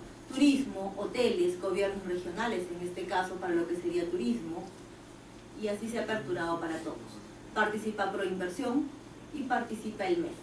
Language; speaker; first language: Spanish; native; Spanish